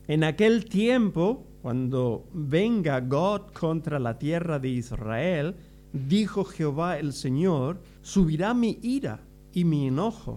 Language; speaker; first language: Spanish; native; Spanish